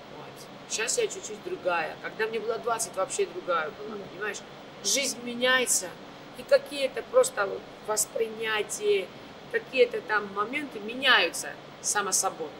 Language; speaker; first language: Russian; non-native, fluent; Georgian